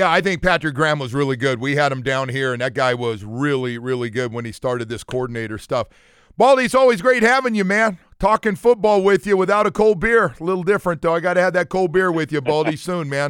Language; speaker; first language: English; native; English